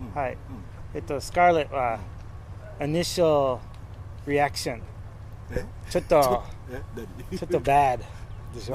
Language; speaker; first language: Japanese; non-native, learner; English